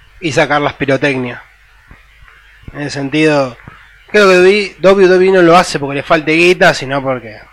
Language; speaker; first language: Spanish; native; Spanish